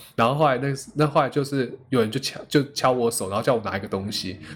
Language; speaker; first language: Chinese; native; Chinese